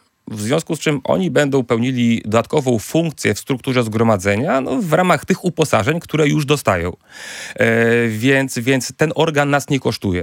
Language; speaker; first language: Polish; native; Polish